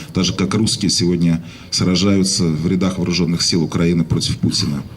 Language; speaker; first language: Russian; native; Russian